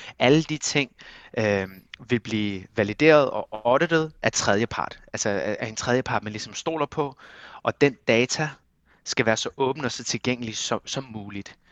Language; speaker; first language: Danish; early bilingual, other home language; Armenian